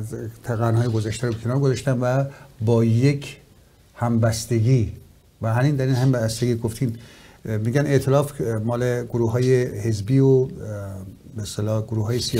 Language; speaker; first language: Persian; native; Persian